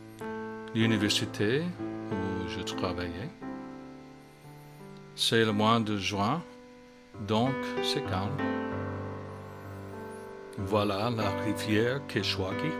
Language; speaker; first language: French; non-native, fluent; English